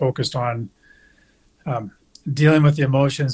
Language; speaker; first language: English; native; English